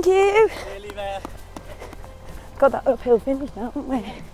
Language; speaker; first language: English; native; English